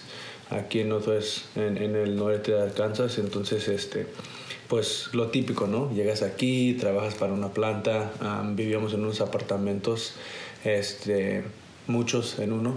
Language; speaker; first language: Spanish; early bilingual, heritage; Spanish